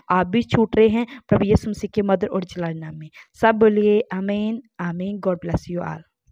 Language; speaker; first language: Hindi; non-native, local second language; Punjabi